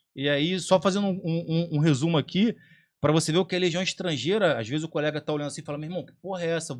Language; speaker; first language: Portuguese; native; Portuguese